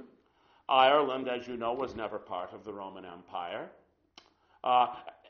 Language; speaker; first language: English; native; English